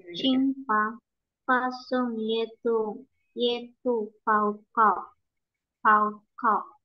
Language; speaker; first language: Chinese; non-native, learner; Indonesian